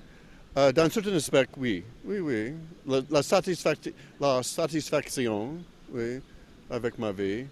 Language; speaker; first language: French; non-native, learner; English